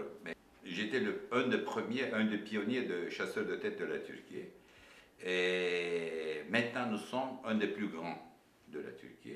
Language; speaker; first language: French; non-native, fluent; Turkish